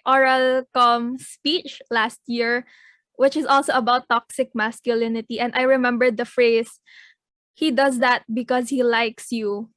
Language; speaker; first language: English; non-native, local second language; Filipino